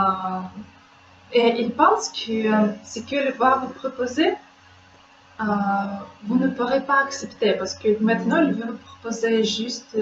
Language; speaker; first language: French; non-native, fluent; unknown